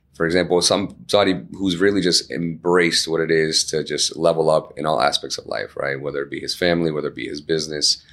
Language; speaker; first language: English; early bilingual, other home language; Spanish